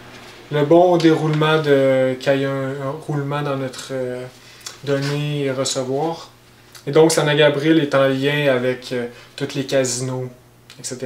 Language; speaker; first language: French; native; French